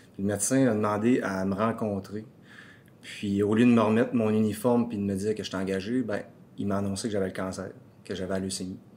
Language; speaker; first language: French; native; French